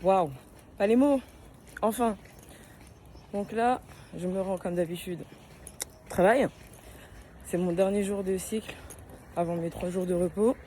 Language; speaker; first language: French; native; French